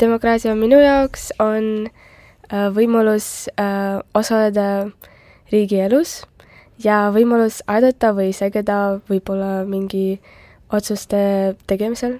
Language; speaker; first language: Estonian; non-native, local second language; Russian